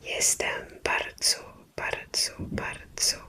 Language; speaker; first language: Polish; non-native, learner; French